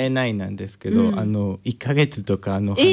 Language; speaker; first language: Japanese; non-native, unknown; Spanish